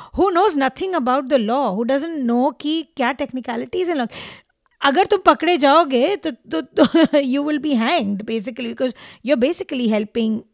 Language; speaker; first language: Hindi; non-native, local second language; Marathi